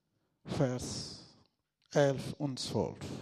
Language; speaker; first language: German; non-native, learner; Lingala